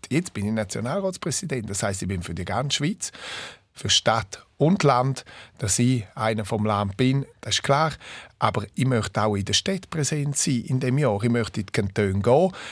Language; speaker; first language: German; non-native, local second language; Romansh